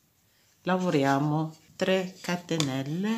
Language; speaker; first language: Italian; non-native, fluent; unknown